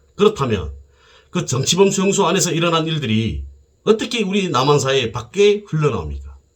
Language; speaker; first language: Korean; native; Korean